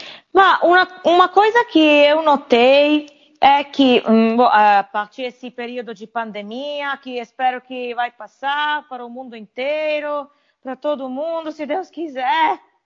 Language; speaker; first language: Portuguese; non-native, fluent; Italian